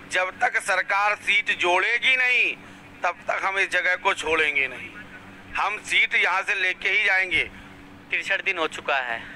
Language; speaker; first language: Hindi; native; Hindi